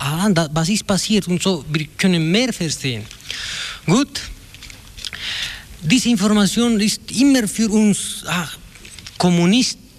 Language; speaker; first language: German; non-native, learner; Spanish